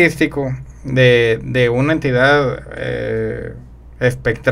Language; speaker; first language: Spanish; native; Spanish